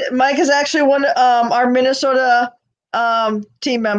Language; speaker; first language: English; native; English